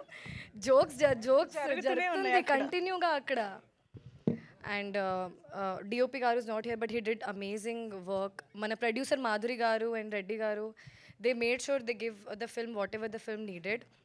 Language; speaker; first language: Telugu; non-native, fluent; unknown